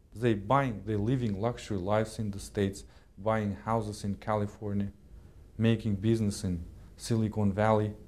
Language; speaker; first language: English; non-native, fluent; Kazakh